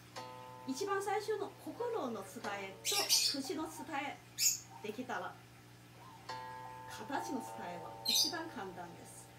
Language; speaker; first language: Japanese; non-native, fluent; Chinese